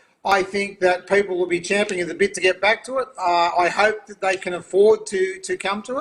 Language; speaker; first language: English; native; English